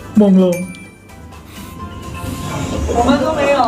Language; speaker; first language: Chinese; non-native, learner; Thai